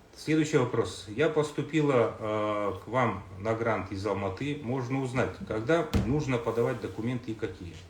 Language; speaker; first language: Russian; non-native, local second language; Kazakh